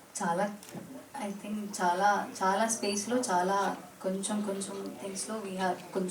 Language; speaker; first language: Telugu; non-native, learner; Malayalam